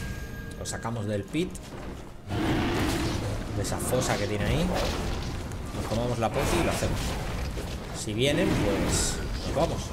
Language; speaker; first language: Spanish; native; Spanish